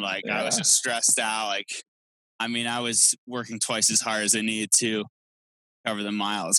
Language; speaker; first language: English; native; English